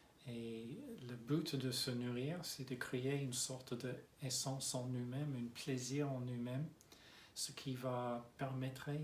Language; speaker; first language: French; non-native, fluent; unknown